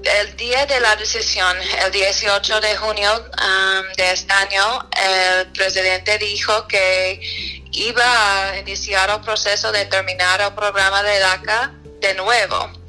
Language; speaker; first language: Spanish; non-native, fluent; English